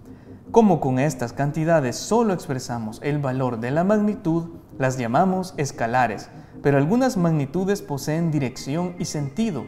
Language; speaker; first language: Spanish; native; Spanish